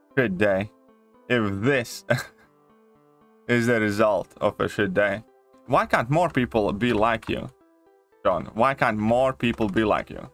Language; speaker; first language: English; non-native, fluent; Latvian